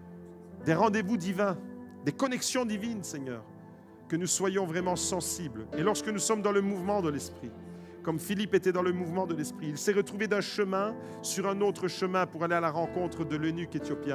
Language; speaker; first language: French; native; French